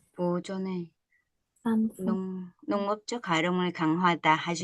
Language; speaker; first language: Korean; non-native, learner; Vietnamese